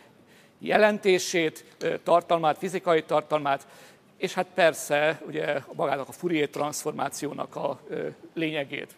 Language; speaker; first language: Hungarian; native; Hungarian